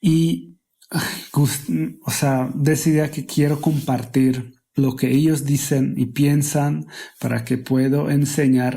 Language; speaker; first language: Spanish; non-native, fluent; Hungarian